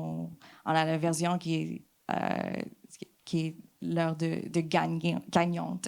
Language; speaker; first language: French; non-native, fluent; English